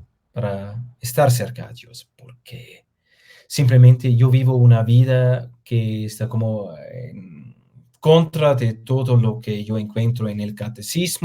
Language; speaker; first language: Spanish; non-native, fluent; German